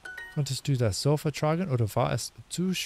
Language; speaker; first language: German; non-native, learner; English